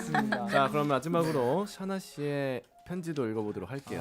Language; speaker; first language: Korean; native; Korean